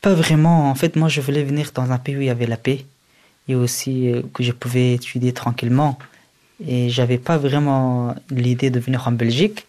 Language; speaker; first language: French; early bilingual, other home language; Persian